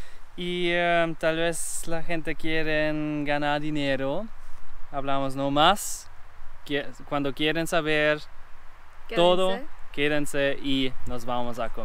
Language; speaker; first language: Spanish; non-native, learner; German